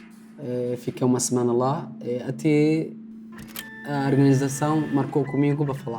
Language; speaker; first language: Portuguese; non-native, learner; Arabic